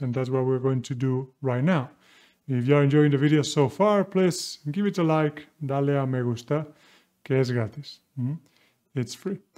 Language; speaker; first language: English; non-native, fluent; Spanish